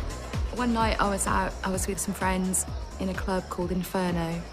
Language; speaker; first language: English; native; English